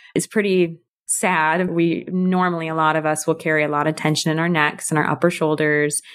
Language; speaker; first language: English; native; English